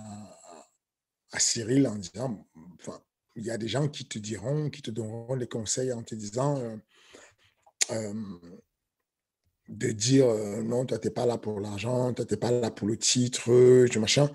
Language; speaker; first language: French; native; French